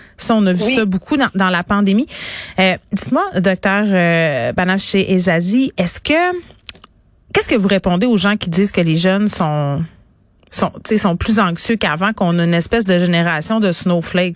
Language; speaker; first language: French; native; French